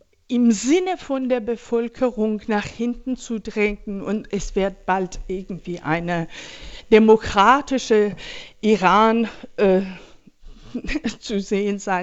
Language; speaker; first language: German; non-native, fluent; Persian